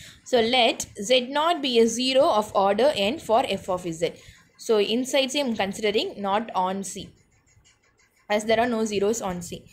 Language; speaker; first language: English; non-native, local second language; Tamil